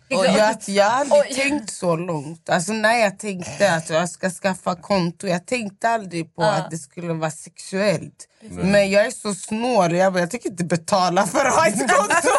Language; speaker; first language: Swedish; non-native, local second language; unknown